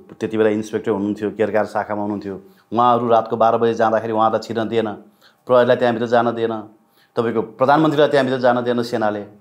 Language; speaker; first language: Nepali; native; Nepali